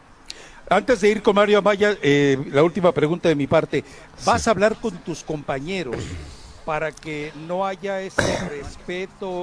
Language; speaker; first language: Spanish; native; Spanish